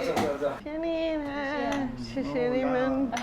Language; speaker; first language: Chinese; non-native, learner; English